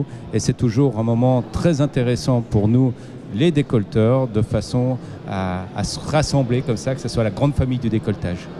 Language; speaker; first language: French; native; French